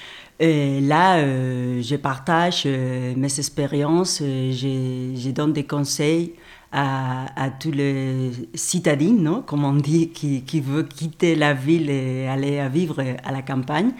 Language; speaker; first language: French; non-native, fluent; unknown